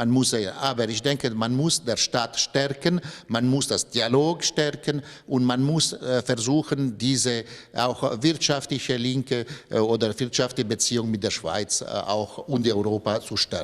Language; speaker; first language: German; non-native, local second language; French